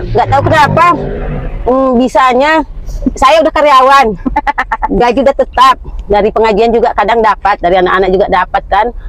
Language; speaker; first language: Indonesian; native; Indonesian